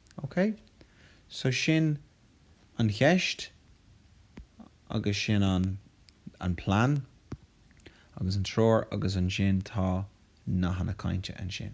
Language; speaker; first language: Irish; non-native, local second language; English